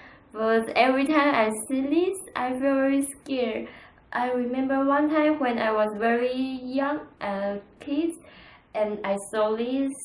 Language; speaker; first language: English; non-native, learner; Chinese